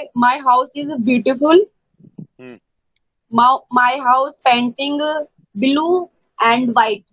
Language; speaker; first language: English; non-native, learner; Hindi